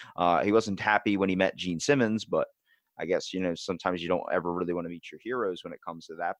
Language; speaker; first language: English; native; English